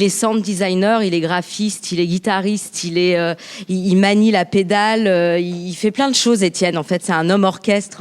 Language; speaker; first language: French; native; French